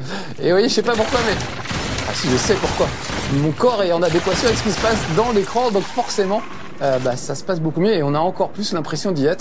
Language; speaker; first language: French; native; French